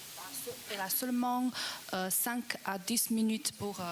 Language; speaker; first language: French; non-native, learner; Chinese